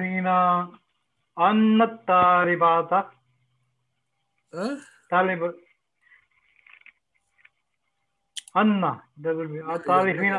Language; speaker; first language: Arabic; non-native, learner; English